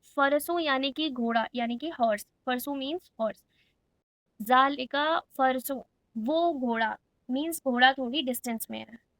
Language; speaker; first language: Hindi; native; Hindi